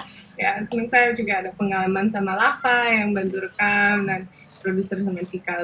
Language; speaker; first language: Indonesian; non-native, local second language; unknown